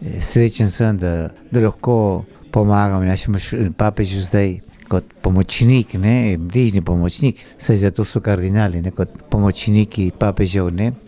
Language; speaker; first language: Slovenian; early bilingual, heritage; Slovenian